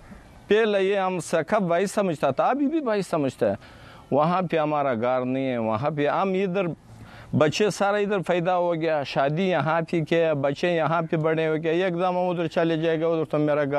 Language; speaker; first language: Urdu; non-native, local second language; Pashto